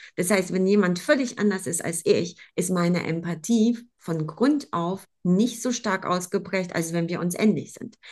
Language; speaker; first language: German; non-native, fluent; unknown